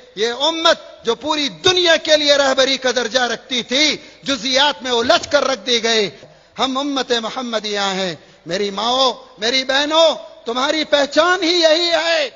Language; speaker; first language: Urdu; native; Urdu